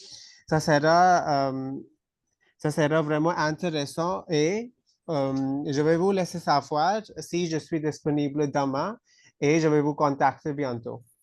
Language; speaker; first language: French; non-native, fluent; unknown